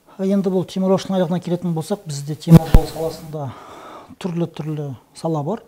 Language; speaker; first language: Kazakh; non-native, local second language; Russian